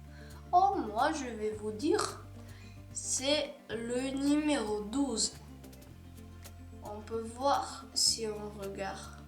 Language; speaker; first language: French; non-native, learner; Ukrainian